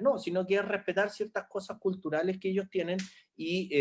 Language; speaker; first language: Spanish; native; Spanish